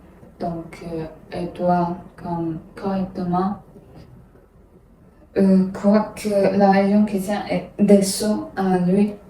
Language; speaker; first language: French; non-native, learner; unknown